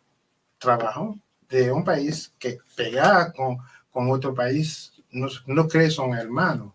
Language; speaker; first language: Spanish; non-native, learner; Haitian Creole